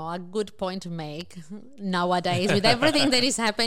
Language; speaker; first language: English; non-native, fluent; Italian